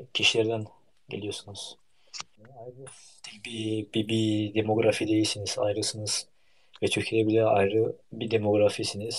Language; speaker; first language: Turkish; early bilingual, heritage; Turkish